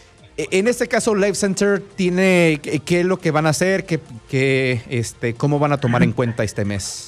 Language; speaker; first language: Spanish; native; Spanish